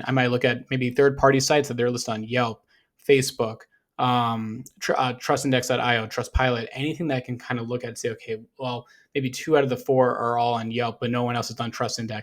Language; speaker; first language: English; native; English